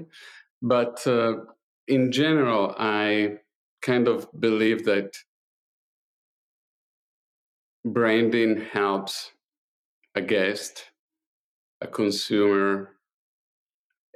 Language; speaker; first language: English; non-native, fluent; Italian